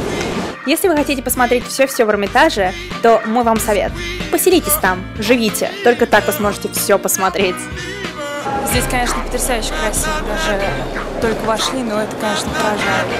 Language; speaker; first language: Russian; native; Russian